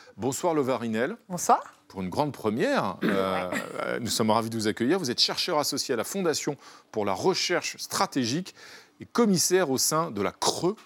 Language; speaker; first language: French; native; French